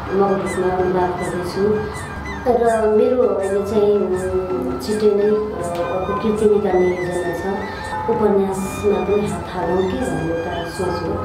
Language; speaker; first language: Nepali; non-native, local second language; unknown